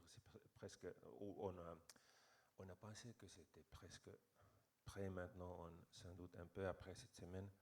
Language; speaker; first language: French; non-native, fluent; Finnish